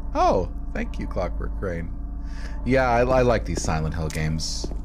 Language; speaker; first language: English; native; English